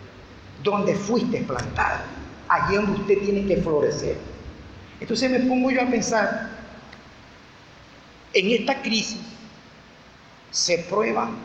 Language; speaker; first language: Spanish; native; Spanish